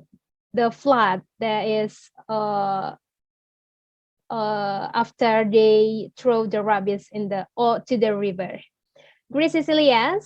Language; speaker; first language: English; non-native, learner; Indonesian